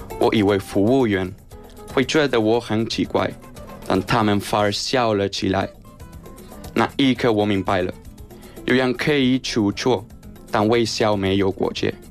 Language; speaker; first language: Chinese; non-native, learner; Spanish